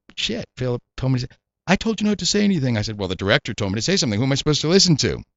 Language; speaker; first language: English; native; English